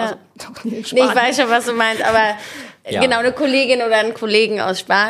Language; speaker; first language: German; native; German